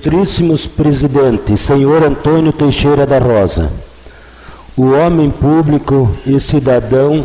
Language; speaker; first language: Portuguese; native; Portuguese